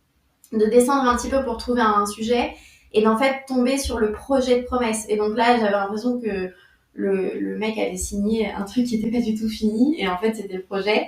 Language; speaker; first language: French; native; French